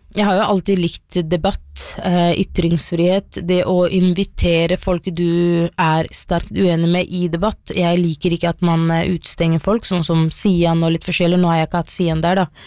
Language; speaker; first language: Norwegian; early bilingual, other home language; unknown